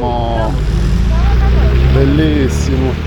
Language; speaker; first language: Italian; native; Italian